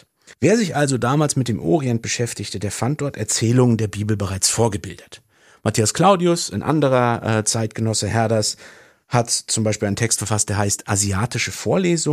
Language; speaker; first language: German; native; German